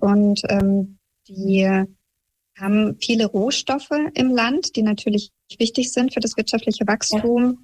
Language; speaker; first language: German; early bilingual, other home language; Russian